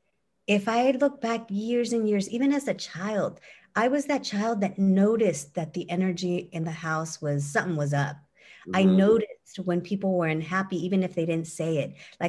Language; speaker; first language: English; native; English